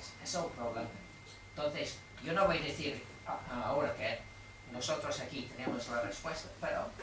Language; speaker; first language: Spanish; non-native, fluent; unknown